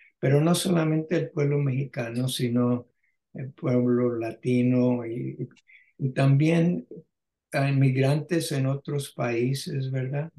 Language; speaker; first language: Spanish; early bilingual, heritage; Spanish